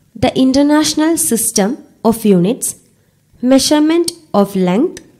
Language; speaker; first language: English; non-native, local second language; Malayalam